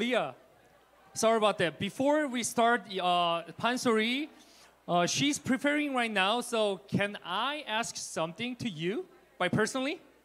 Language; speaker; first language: English; non-native, fluent; Korean